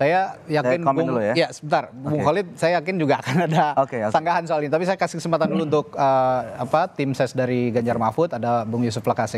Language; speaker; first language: Indonesian; native; Indonesian